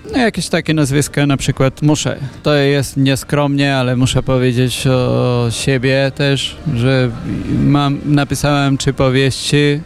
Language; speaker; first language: Polish; non-native, fluent; Macedonian